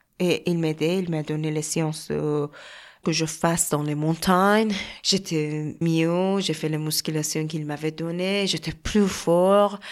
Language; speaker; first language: French; non-native, learner; Persian